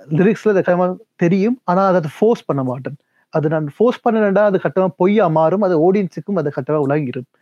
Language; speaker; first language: Tamil; early bilingual, heritage; Tamil